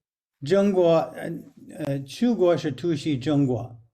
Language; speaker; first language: Chinese; non-native, fluent; English